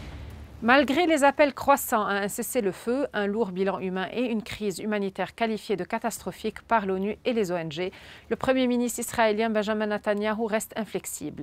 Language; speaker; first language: French; non-native, local second language; Arabic